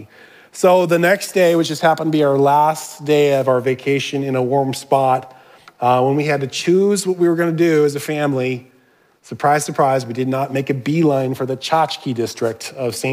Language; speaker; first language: English; native; English